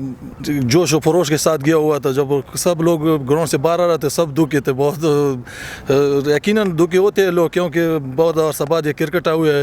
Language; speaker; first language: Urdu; non-native, fluent; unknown